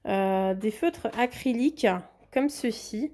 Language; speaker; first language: French; native; French